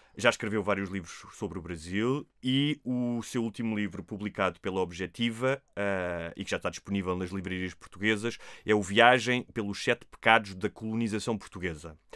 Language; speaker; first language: Portuguese; native; Portuguese